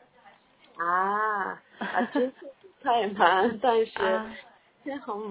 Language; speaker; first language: Chinese; non-native, learner; Korean